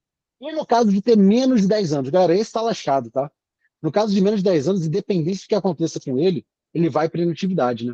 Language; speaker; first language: Portuguese; native; Portuguese